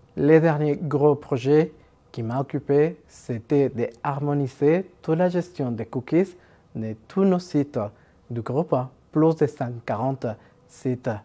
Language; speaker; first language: French; non-native, fluent; Spanish